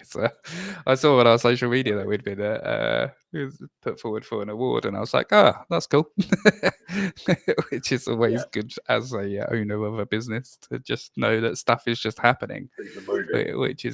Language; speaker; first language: English; native; English